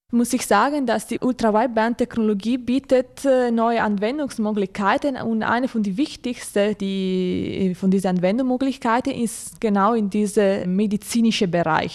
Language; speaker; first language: German; non-native, fluent; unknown